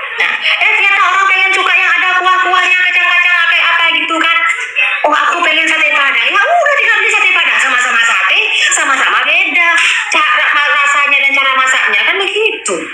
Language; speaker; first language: Indonesian; non-native, local second language; Madurese